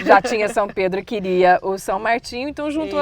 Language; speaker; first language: Portuguese; native; Portuguese